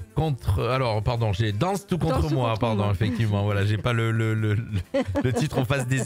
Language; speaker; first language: French; native; French